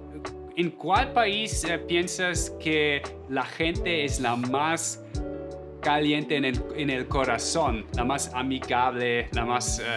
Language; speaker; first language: Spanish; non-native, fluent; German